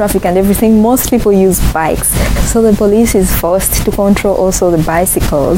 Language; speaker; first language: English; non-native, local second language; Ganda